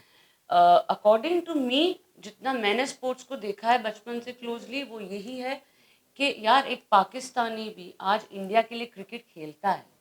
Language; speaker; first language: Hindi; native; Hindi